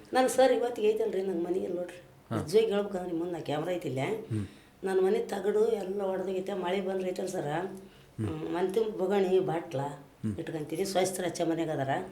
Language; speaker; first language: Kannada; native; Kannada